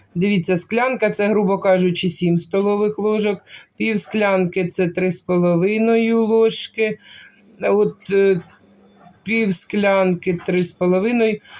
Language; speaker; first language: Ukrainian; non-native, local second language; Russian